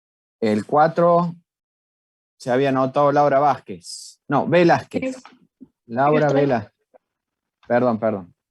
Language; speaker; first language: Spanish; native; Spanish